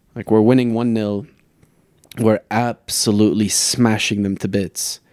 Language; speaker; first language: English; native; English